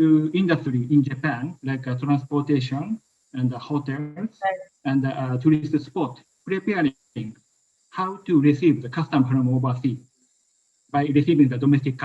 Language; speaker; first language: English; non-native, learner; Japanese